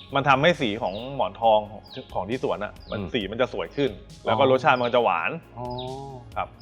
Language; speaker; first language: Thai; native; Thai